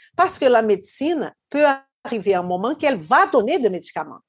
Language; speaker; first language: French; non-native, fluent; Portuguese